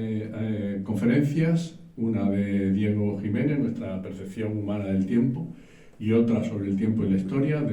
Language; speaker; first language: Spanish; native; Spanish